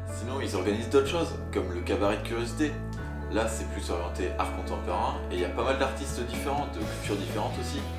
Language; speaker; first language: French; native; French